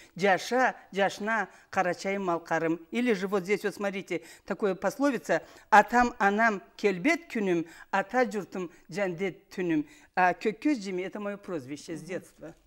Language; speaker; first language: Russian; non-native, local second language; Karachay-Balkar